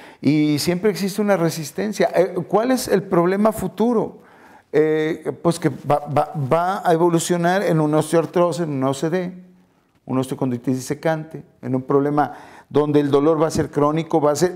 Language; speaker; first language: Spanish; native; Spanish